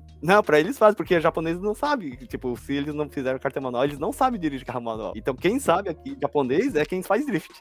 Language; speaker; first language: Portuguese; native; Portuguese